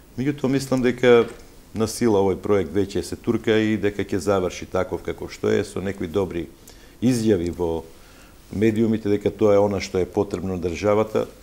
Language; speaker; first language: Macedonian; native; Macedonian